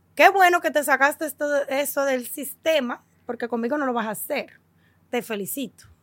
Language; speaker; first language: Spanish; early bilingual, heritage; Spanish